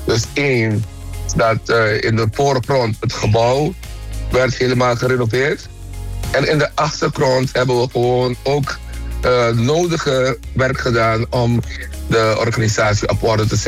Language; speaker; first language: Dutch; non-native, local second language; Papiamento